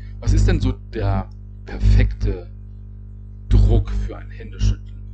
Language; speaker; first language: German; native; German